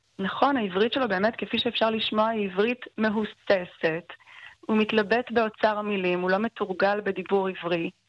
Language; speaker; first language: Hebrew; native; Hebrew